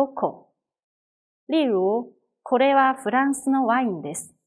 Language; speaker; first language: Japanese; non-native, fluent; Chinese